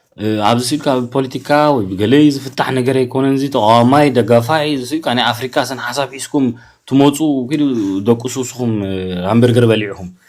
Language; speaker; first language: Tigrinya; early bilingual, heritage; Tigrinya